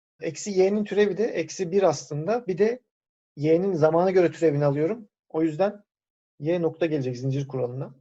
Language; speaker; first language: Turkish; native; Turkish